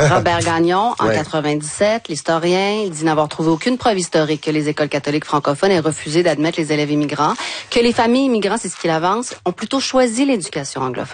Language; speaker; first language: French; native; French